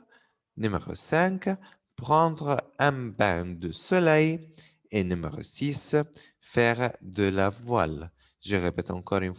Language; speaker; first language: French; non-native, fluent; Arabic